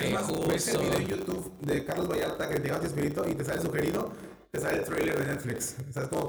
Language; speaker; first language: Spanish; native; Spanish